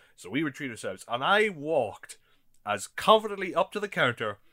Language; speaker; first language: English; native; English